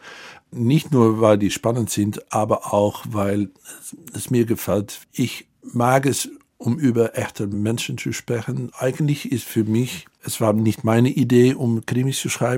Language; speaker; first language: German; non-native, fluent; Dutch